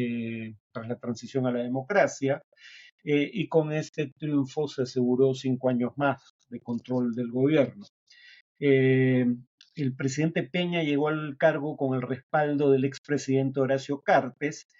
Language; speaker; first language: Spanish; native; Spanish